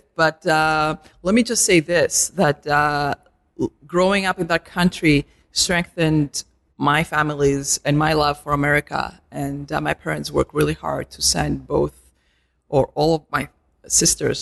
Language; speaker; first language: English; non-native, fluent; Arabic